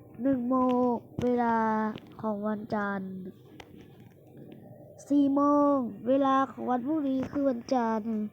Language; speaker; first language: Thai; native; Thai